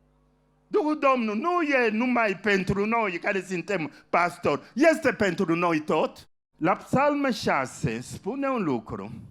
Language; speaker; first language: Romanian; non-native, fluent; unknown